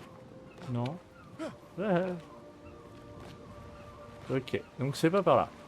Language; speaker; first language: French; native; French